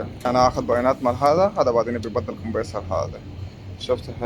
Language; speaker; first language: Arabic; non-native, learner; Bangla